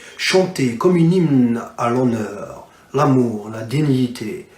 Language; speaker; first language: French; non-native, local second language; Arabic